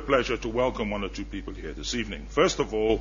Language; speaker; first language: English; native; English